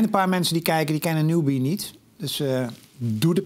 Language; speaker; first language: Dutch; native; Dutch